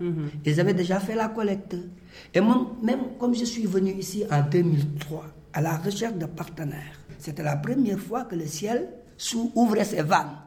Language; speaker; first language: French; non-native, local second language; Wolof